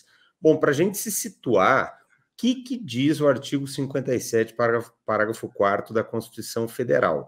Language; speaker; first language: Portuguese; native; Portuguese